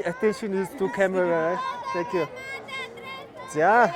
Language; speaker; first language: English; non-native, learner; Mongolian